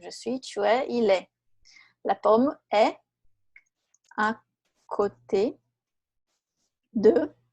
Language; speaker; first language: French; non-native, fluent; Portuguese